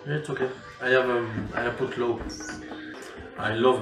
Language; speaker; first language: English; non-native, learner; French